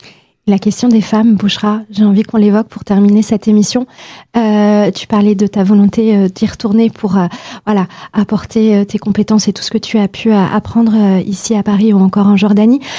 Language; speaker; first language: French; native; French